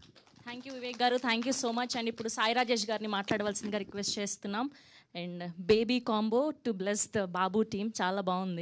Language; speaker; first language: Telugu; native; Telugu